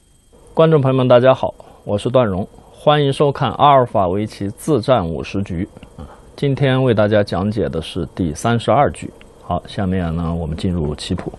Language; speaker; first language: Chinese; native; Chinese